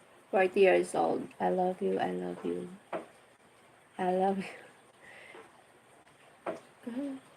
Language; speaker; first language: English; non-native, learner; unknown